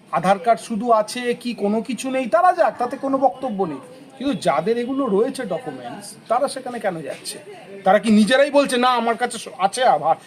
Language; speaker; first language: Bangla; native; Bangla